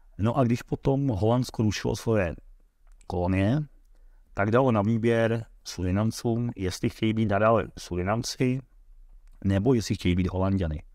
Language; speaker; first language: Czech; early bilingual, heritage; Dutch